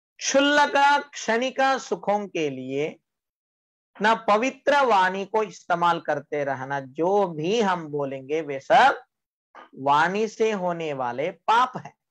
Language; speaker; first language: Hindi; non-native, local second language; Marathi